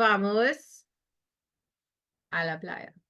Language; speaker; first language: Spanish; non-native, fluent; English